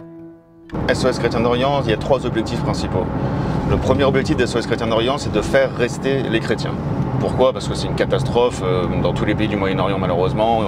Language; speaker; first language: French; native; French